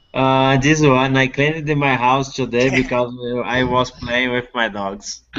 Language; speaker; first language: English; non-native, learner; Portuguese